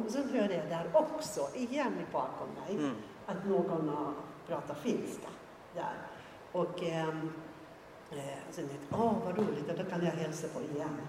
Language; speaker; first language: Swedish; non-native, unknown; Finnish